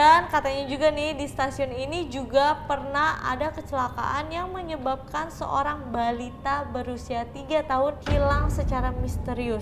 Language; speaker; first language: Indonesian; native; Indonesian